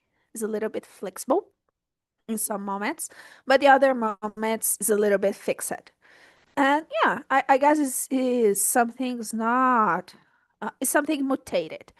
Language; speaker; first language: English; non-native, learner; Portuguese